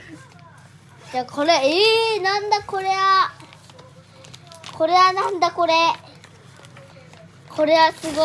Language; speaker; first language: Japanese; early bilingual, other home language; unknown